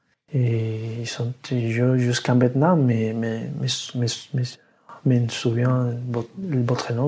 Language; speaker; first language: French; non-native, learner; Spanish